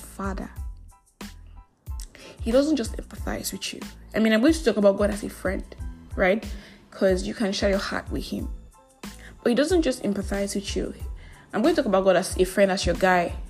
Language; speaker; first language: English; non-native, local second language; Igbo